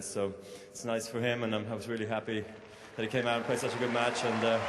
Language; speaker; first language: English; non-native, fluent; German